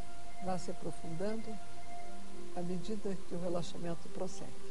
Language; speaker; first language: Portuguese; native; Portuguese